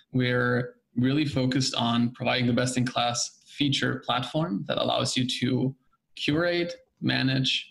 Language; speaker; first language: English; non-native, fluent; German